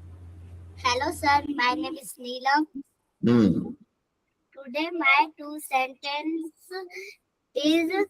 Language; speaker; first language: English; non-native, learner; Hindi